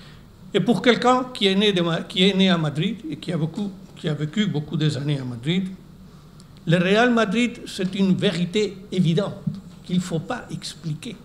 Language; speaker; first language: French; non-native, fluent; Spanish